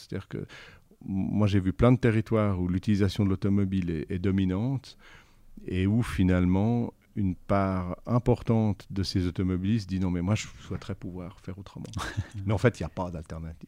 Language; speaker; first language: French; native; French